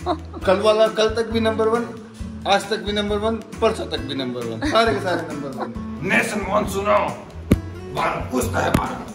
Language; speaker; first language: Hindi; native; Hindi